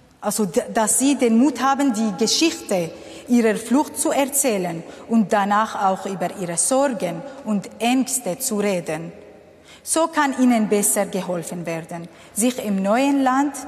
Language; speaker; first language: German; non-native, fluent; Kurdish